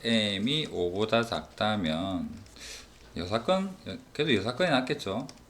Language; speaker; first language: Korean; native; Korean